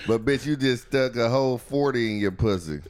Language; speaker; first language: English; native; English